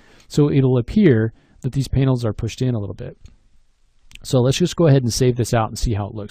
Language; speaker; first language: English; native; English